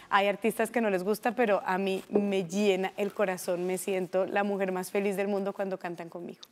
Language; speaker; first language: Spanish; native; Spanish